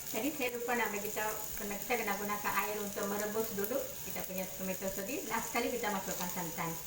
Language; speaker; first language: Malay; non-native, local second language; Tamil